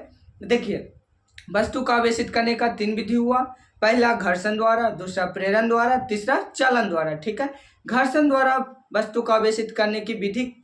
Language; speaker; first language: Hindi; native; Hindi